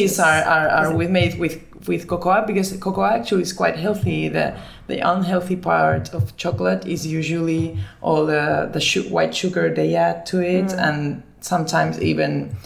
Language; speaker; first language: English; early bilingual, other home language; Finnish